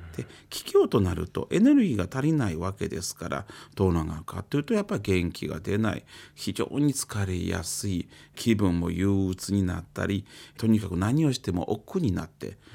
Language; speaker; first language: Japanese; native; Japanese